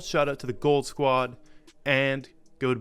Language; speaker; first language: English; native; English